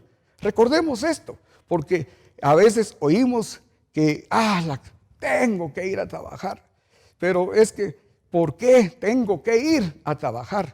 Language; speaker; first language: Spanish; native; Spanish